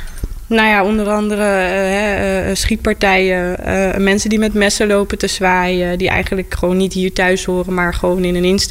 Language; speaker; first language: Dutch; native; Dutch